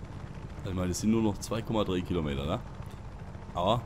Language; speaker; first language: German; native; German